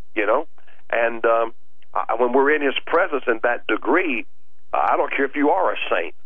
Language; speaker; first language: English; native; English